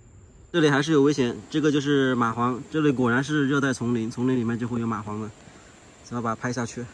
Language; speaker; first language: Chinese; native; Chinese